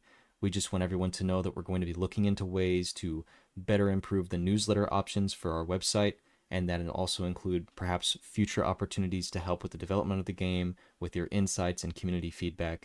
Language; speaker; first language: English; native; English